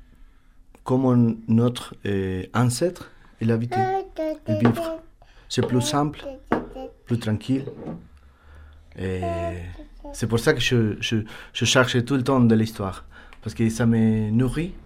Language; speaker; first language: French; non-native, learner; Spanish